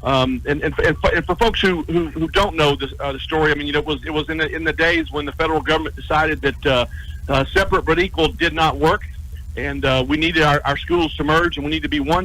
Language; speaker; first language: English; native; English